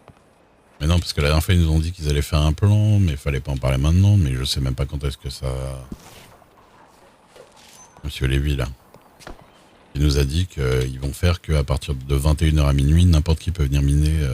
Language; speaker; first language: French; native; French